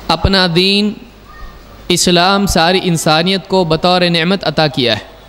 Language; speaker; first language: Urdu; native; Urdu